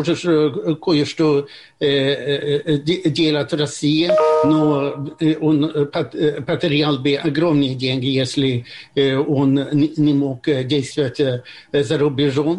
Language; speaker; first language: Russian; non-native, fluent; Swedish